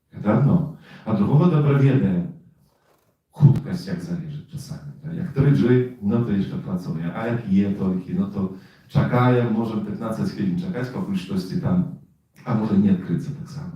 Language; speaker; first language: Polish; non-native, learner; Russian